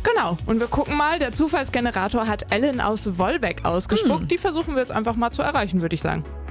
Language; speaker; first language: German; native; German